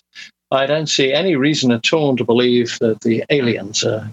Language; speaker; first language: English; native; English